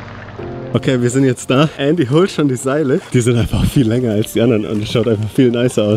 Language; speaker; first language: German; native; German